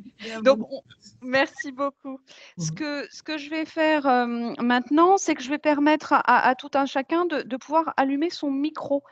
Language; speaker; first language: French; native; French